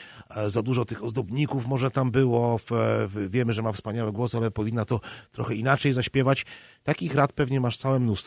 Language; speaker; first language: Polish; native; Polish